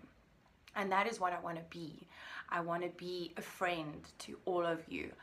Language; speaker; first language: English; native; English